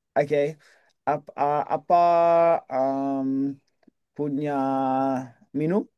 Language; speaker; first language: Indonesian; non-native, learner; English